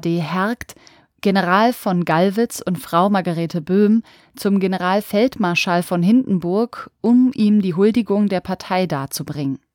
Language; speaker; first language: German; native; German